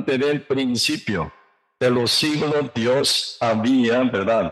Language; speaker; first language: Spanish; non-native, learner; Korean